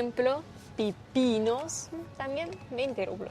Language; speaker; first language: Spanish; non-native, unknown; Russian